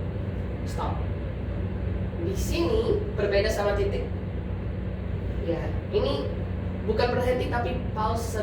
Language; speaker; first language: Indonesian; non-native, learner; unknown